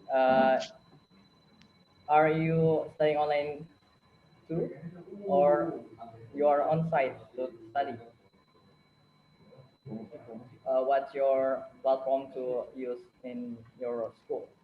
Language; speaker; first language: English; non-native, learner; Indonesian